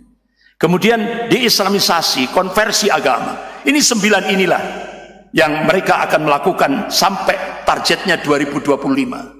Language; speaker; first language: Indonesian; non-native, local second language; Javanese